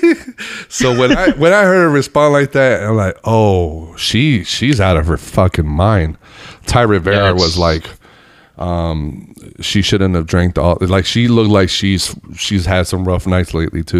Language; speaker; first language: English; early bilingual, other home language; Spanish